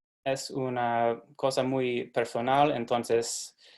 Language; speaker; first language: Spanish; non-native, fluent; English